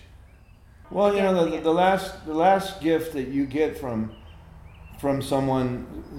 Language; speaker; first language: English; native; English